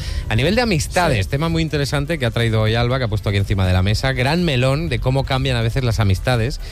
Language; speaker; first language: Spanish; native; Spanish